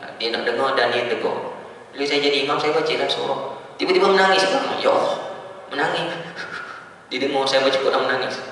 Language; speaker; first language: Malay; native; Malay